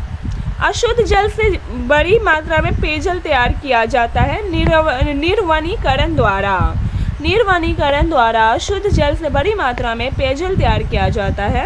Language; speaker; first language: Hindi; native; Hindi